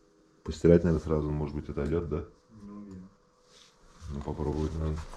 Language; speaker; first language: Russian; native; Russian